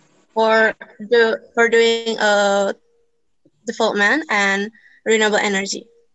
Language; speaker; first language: English; non-native, learner; Indonesian